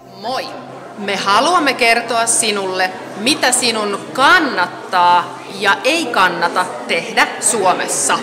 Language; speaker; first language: Finnish; non-native, learner; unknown